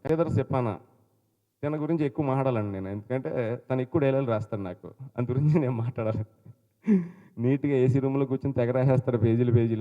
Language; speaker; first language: Telugu; native; Telugu